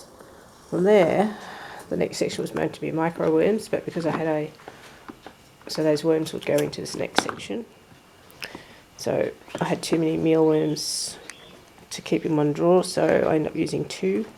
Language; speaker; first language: English; native; English